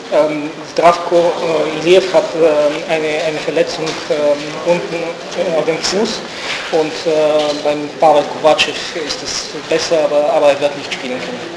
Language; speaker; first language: German; non-native, fluent; Bulgarian